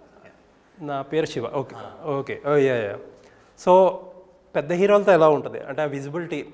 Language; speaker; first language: Telugu; native; Telugu